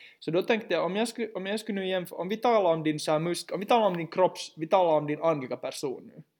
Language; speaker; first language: Swedish; native; Swedish